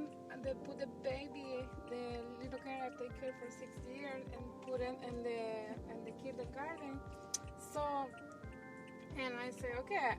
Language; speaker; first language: English; non-native, learner; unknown